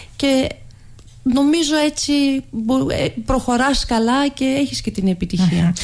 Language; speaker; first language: Greek; early bilingual, heritage; Greek